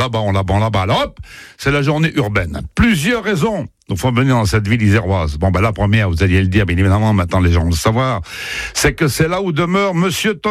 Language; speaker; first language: French; native; French